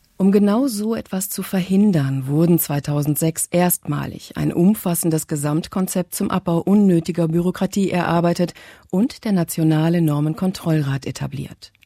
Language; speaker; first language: German; native; German